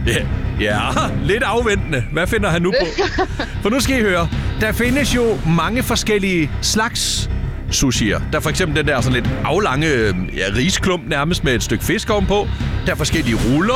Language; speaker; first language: Danish; native; Danish